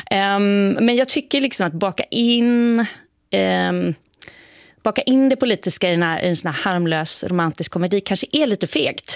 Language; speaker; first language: Swedish; native; Swedish